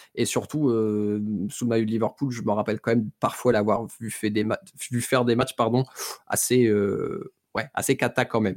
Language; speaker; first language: French; native; French